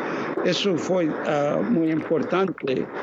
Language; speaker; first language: Spanish; non-native, fluent; English